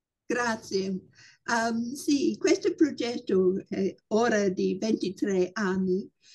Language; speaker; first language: Italian; non-native, fluent; English